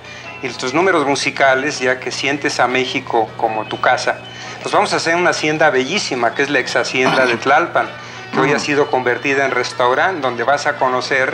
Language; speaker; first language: Spanish; native; Spanish